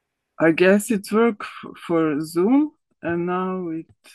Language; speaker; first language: English; non-native, learner; Serbian